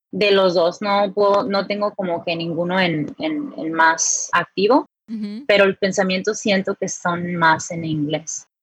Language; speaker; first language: Spanish; native; Spanish